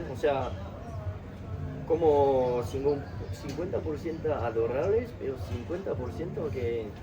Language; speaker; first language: Spanish; non-native, fluent; French